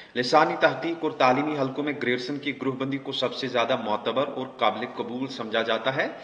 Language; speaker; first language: Urdu; non-native, local second language; Kashmiri